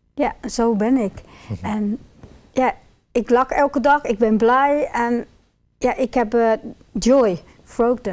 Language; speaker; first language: Dutch; non-native, fluent; English